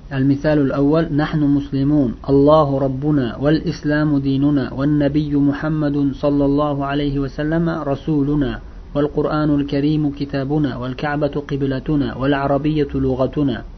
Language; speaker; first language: Arabic; non-native, fluent; Uzbek